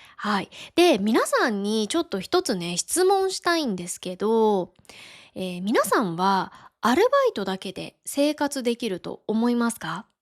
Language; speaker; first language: Japanese; native; Japanese